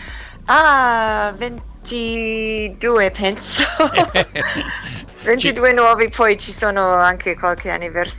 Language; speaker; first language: Italian; early bilingual, heritage; English